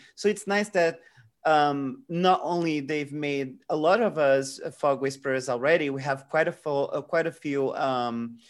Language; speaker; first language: English; non-native, fluent; Portuguese